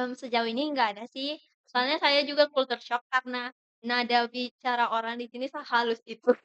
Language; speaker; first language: Indonesian; non-native, fluent; Tetum